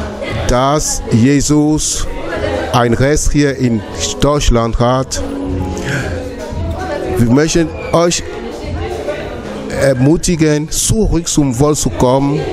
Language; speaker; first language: German; non-native, fluent; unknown